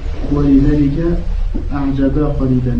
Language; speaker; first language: Arabic; non-native, learner; French